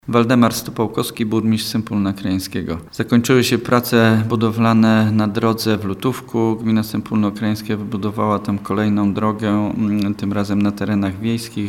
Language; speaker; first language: Polish; native; Polish